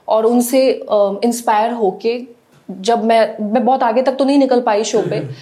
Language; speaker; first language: Hindi; non-native, local second language; Assamese